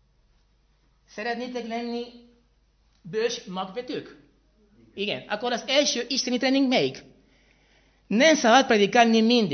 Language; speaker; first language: Hungarian; non-native, fluent; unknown